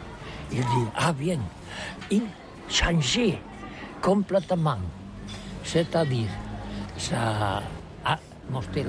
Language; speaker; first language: French; non-native, learner; Catalan